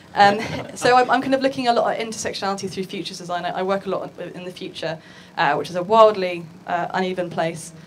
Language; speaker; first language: English; native; English